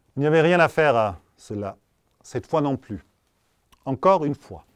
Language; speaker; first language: French; non-native, fluent; German